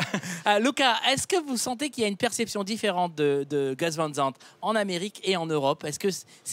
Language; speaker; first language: French; native; French